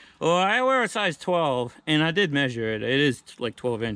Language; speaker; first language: English; native; English